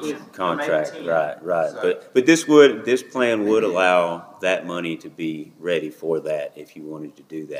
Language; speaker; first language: English; native; English